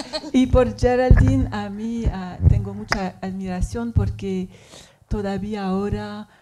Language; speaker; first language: Spanish; non-native, learner; English